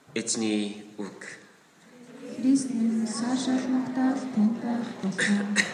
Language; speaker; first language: Mongolian; non-native, fluent; Korean